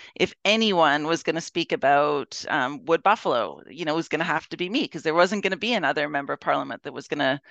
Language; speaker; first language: English; native; English